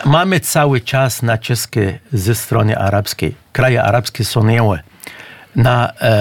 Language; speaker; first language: Polish; non-native, fluent; Arabic